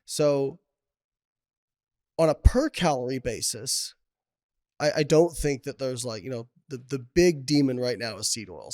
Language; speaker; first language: English; native; English